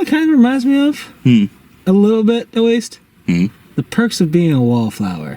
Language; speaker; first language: English; native; English